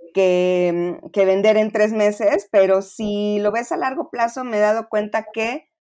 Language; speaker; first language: Spanish; native; Spanish